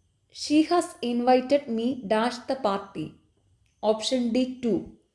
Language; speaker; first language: English; non-native, local second language; Malayalam